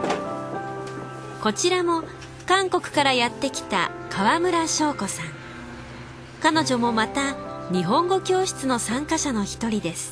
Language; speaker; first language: Japanese; native; Japanese